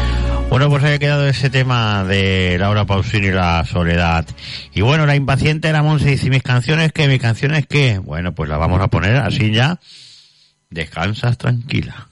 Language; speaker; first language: Spanish; native; Spanish